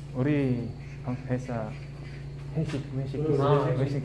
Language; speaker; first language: Korean; non-native, learner; Filipino